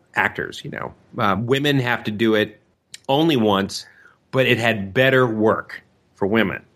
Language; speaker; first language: English; native; English